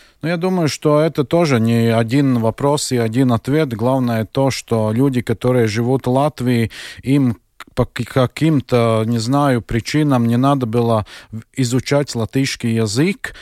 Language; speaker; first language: Russian; non-native, local second language; Latvian